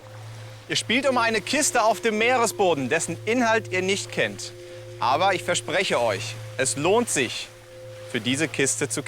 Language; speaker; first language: German; native; German